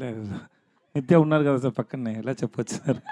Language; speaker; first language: Telugu; non-native, learner; Tamil